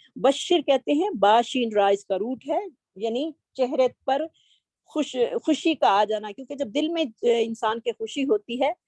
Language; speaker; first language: Urdu; native; Urdu